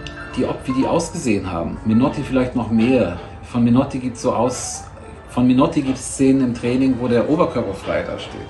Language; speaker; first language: German; native; German